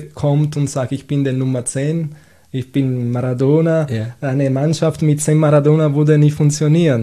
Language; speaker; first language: German; non-native, fluent; Italian